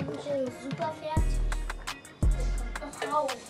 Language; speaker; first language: German; early bilingual, other home language; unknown